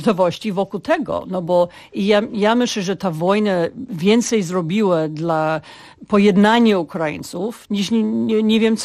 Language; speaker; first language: Polish; non-native, fluent; English